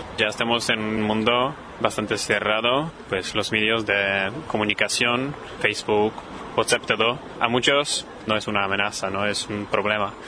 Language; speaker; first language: Spanish; non-native, fluent; Polish